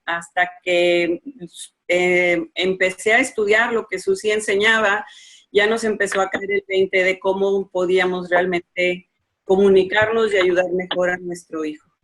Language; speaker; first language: Spanish; native; Spanish